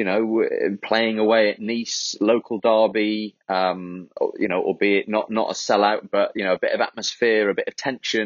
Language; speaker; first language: English; native; English